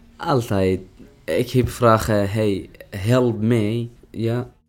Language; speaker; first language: Dutch; non-native, learner; Arabic